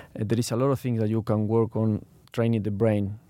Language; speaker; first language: English; non-native, learner; Spanish